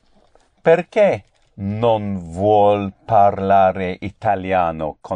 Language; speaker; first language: Italian; non-native, learner; English